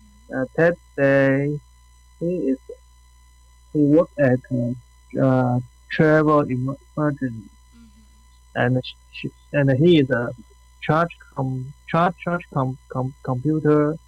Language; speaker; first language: English; non-native, learner; Chinese